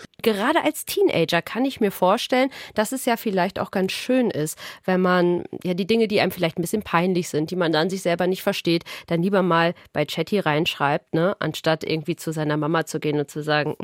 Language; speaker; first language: German; native; German